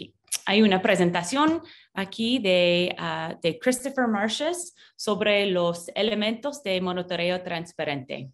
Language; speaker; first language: Spanish; non-native, fluent; English